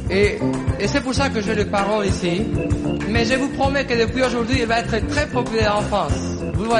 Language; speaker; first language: French; non-native, learner; Spanish